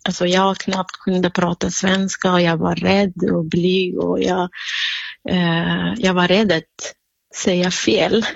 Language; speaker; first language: Swedish; non-native, fluent; Kurdish